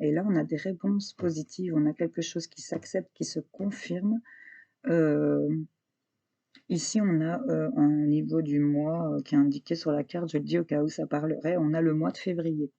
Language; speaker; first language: French; native; French